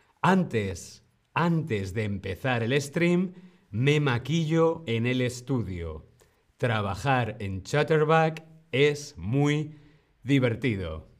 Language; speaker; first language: Spanish; non-native, fluent; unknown